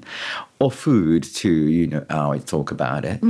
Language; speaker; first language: English; non-native, fluent; Japanese